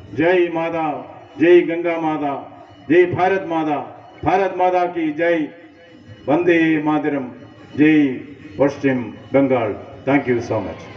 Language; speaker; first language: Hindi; non-native, local second language; Malayalam